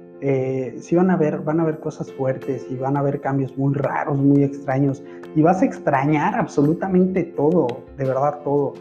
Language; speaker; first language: Spanish; native; Spanish